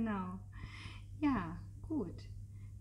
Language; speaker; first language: German; native; German